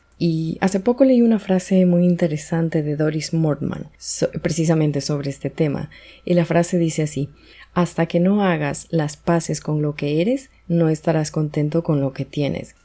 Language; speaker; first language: Spanish; native; Spanish